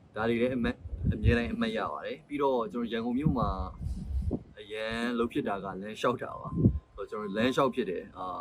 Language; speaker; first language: Burmese; native; Burmese